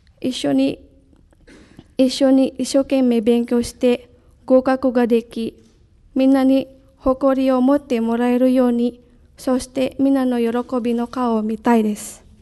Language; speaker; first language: Japanese; non-native, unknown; Indonesian